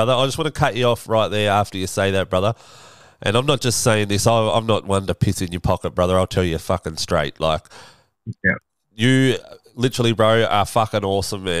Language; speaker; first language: English; native; English